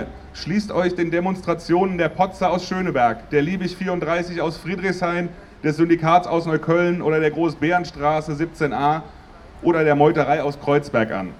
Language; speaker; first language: German; native; German